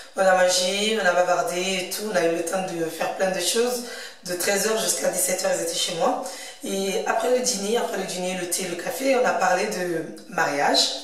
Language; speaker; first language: French; early bilingual, other home language; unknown